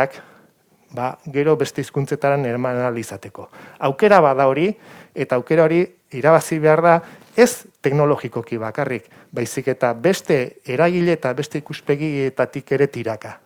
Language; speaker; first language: Basque; native; Basque